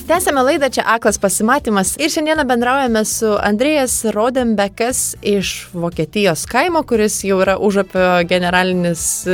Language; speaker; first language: Lithuanian; native; Lithuanian